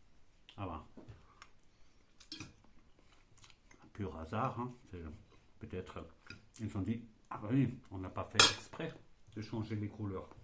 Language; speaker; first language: French; non-native, fluent; German